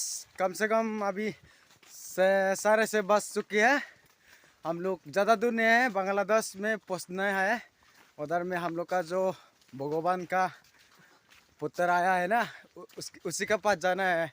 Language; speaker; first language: Hindi; non-native, local second language; Chakma